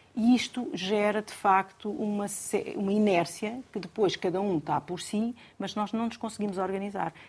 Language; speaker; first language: Portuguese; native; Portuguese